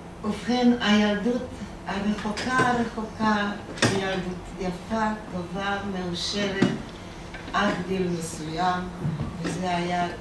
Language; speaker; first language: Hebrew; non-native, fluent; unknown